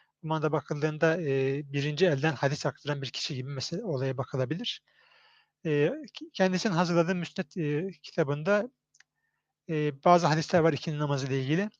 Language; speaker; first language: Turkish; native; Turkish